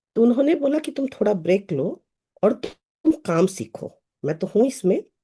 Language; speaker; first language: Hindi; native; Hindi